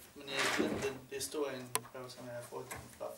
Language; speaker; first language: Danish; non-native, learner; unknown